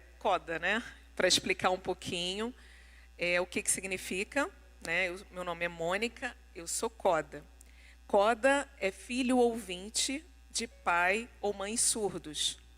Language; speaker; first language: Portuguese; non-native, local second language; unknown